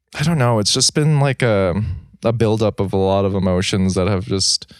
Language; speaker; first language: English; native; English